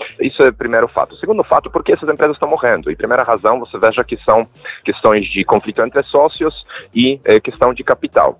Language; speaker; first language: Portuguese; non-native, fluent; Polish